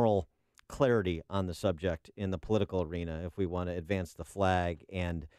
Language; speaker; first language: English; native; English